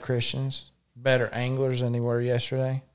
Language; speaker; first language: English; native; English